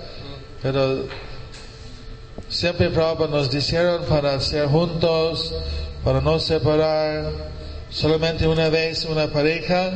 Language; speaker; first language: Spanish; non-native, fluent; English